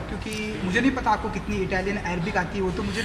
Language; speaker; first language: Hindi; native; Hindi